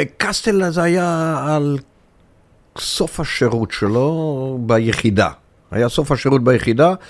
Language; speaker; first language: Hebrew; early bilingual, other home language; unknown